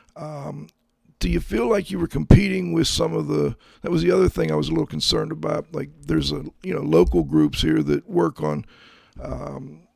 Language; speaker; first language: English; native; English